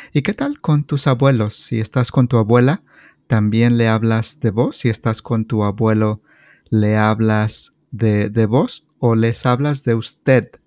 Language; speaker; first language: Spanish; native; Spanish